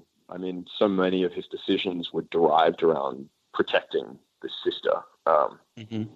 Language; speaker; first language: English; native; English